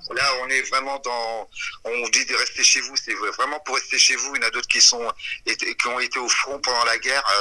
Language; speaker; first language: French; native; French